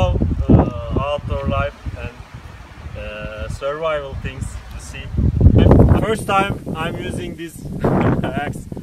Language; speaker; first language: English; non-native, learner; Turkish